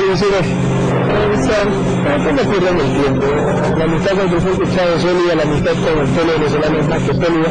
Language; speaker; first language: Spanish; native; Spanish